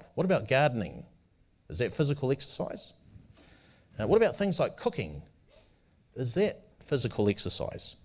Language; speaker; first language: English; native; English